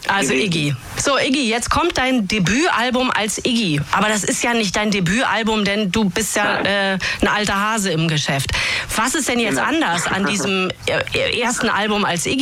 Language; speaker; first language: German; native; German